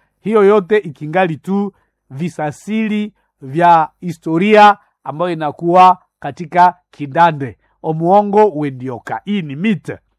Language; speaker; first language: Swahili; non-native, local second language; Nande